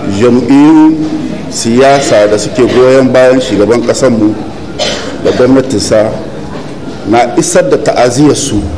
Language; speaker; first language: Hausa; native; Hausa